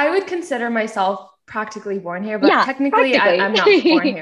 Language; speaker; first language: English; early bilingual, other home language; Korean